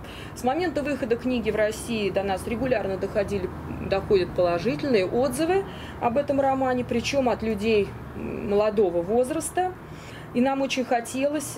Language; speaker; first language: Russian; native; Russian